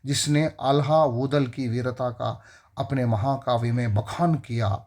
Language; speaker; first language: Hindi; non-native, local second language; Telugu